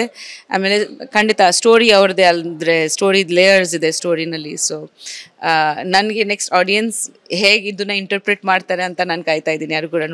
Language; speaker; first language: Kannada; non-native, fluent; Bangla